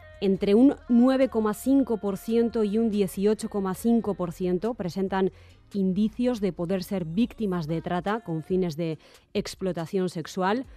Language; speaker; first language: Spanish; native; Spanish